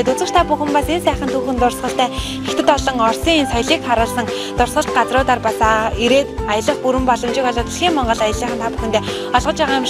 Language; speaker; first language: Mongolian; native; Mongolian